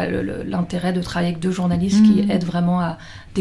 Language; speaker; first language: French; native; French